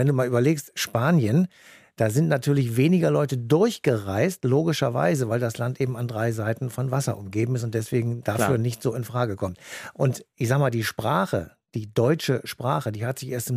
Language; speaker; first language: German; native; German